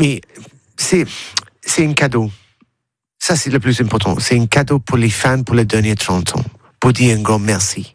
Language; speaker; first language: French; non-native, learner; English